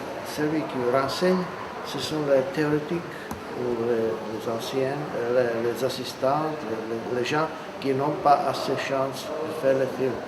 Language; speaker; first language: French; non-native, fluent; Czech